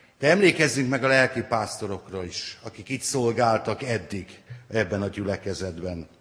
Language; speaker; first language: Hungarian; native; Hungarian